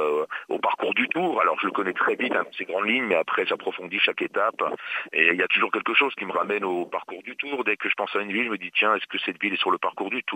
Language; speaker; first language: French; native; French